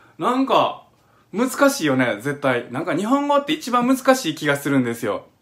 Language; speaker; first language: Japanese; native; Japanese